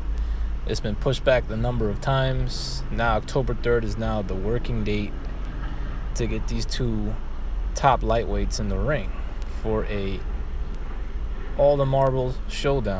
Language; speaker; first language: English; native; English